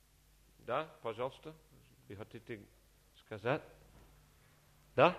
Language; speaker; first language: Russian; non-native, learner; English